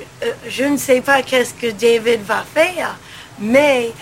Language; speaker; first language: French; non-native, learner; English